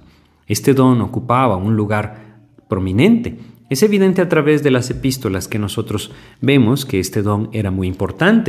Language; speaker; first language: Spanish; native; Spanish